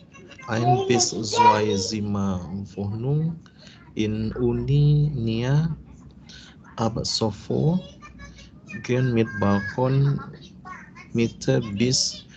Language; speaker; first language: German; non-native, learner; Indonesian